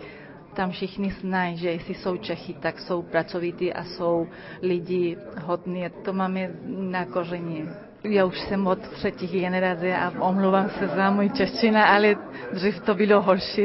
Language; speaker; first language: Czech; early bilingual, heritage; Czech